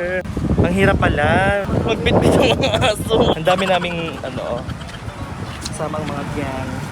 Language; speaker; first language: Filipino; non-native, local second language; Bikol